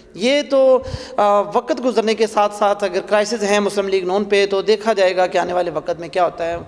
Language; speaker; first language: Urdu; non-native, local second language; Pahari-Potwari